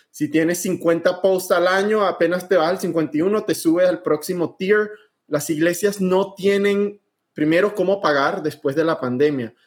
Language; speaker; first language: Spanish; native; Spanish